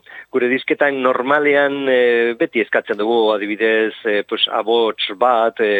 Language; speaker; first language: Basque; non-native, local second language; Spanish